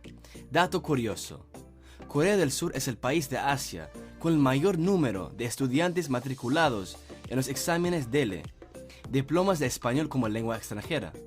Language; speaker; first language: Spanish; non-native, fluent; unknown